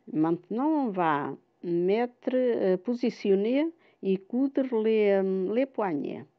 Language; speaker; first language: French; non-native, fluent; Portuguese